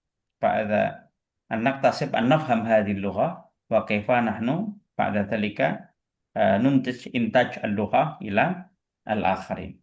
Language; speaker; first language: Arabic; non-native, fluent; Indonesian